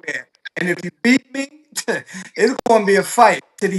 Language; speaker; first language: English; native; English